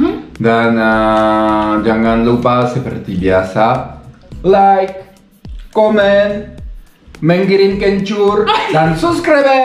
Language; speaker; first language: Indonesian; non-native, learner; Swiss German